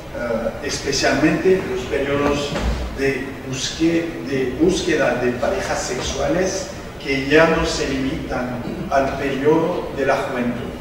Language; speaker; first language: Spanish; non-native, fluent; French